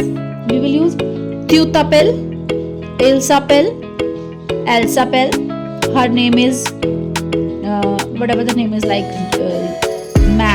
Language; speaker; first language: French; non-native, fluent; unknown